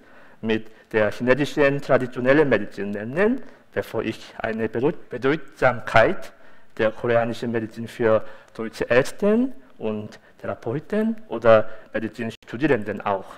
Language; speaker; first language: German; non-native, fluent; Korean